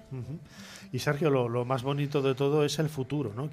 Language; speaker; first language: Spanish; native; Spanish